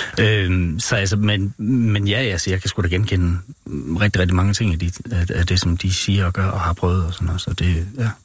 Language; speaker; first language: Danish; native; Danish